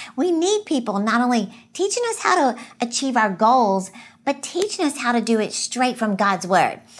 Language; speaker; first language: English; native; English